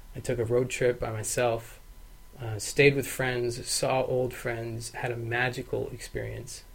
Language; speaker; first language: English; native; English